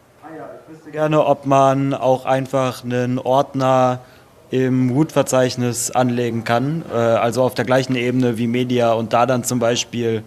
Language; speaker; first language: German; native; German